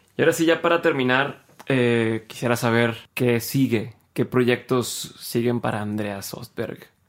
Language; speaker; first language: Spanish; native; Spanish